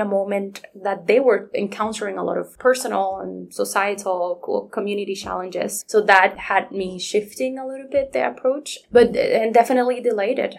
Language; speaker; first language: English; non-native, fluent; Spanish